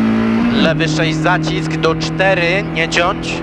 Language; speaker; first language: Polish; native; Polish